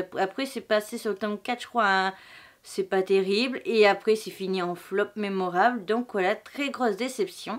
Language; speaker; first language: French; native; French